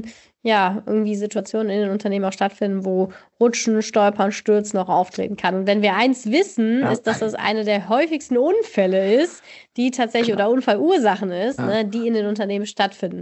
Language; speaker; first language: German; native; German